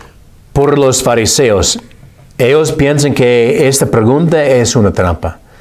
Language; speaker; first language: Spanish; non-native, fluent; English